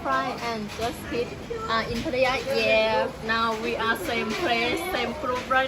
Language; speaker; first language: English; non-native, learner; Thai